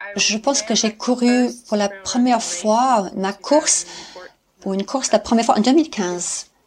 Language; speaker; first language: French; non-native, fluent; English